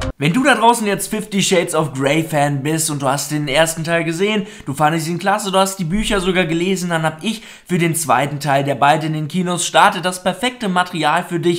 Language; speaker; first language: German; native; German